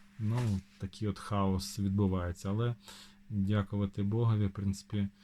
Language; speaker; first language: Ukrainian; non-native, local second language; Russian